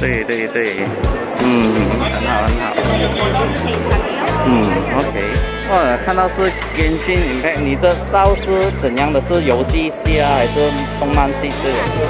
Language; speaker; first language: Chinese; non-native, local second language; Cantonese